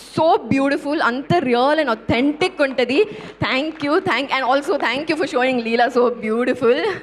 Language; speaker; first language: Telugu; native; Telugu